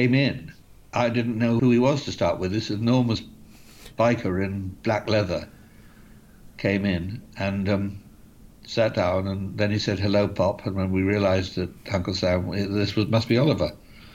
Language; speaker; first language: English; native; English